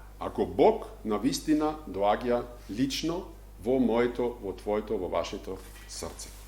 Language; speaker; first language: Macedonian; non-native, fluent; German